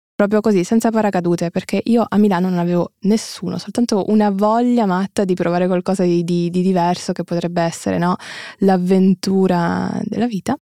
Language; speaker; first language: Italian; early bilingual, other home language; Russian